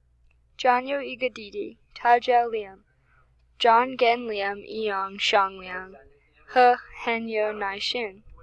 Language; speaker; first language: Chinese; non-native, learner; English